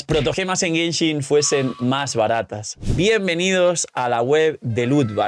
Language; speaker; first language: Spanish; native; Spanish